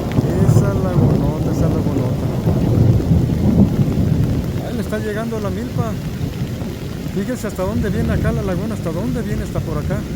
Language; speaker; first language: Spanish; native; Spanish